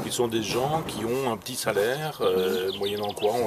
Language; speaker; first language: French; native; French